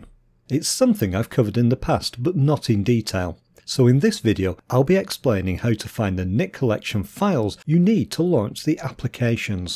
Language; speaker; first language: English; native; English